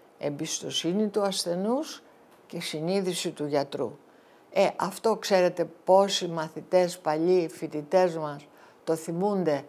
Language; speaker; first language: Greek; early bilingual, heritage; Greek